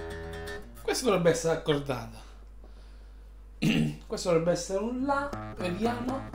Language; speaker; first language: Italian; native; Italian